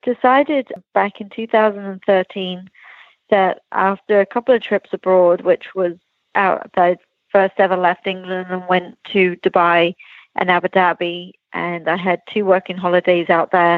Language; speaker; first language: English; native; English